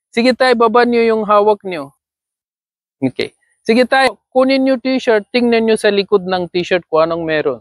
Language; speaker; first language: Filipino; non-native, learner; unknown